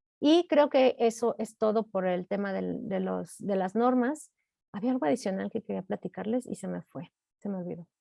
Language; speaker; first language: Spanish; native; Spanish